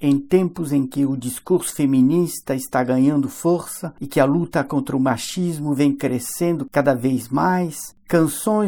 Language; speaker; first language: Portuguese; non-native, fluent; French